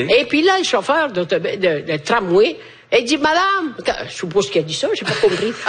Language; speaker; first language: French; non-native, fluent; Italian